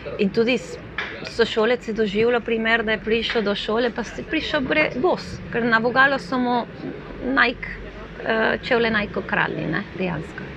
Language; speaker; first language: Slovenian; non-native, fluent; Spanish